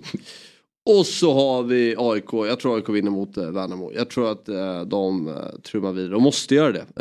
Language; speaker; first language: Swedish; native; Swedish